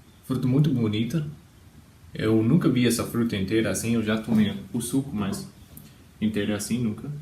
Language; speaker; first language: Portuguese; non-native, fluent; English